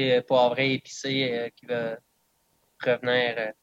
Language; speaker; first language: French; non-native, fluent; English